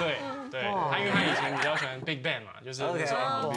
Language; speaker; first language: Chinese; native; Chinese